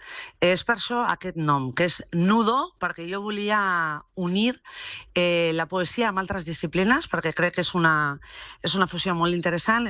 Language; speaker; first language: Catalan; non-native, local second language; Spanish